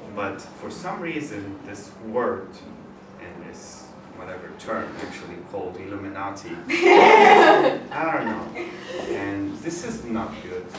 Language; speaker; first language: English; non-native, fluent; Turkish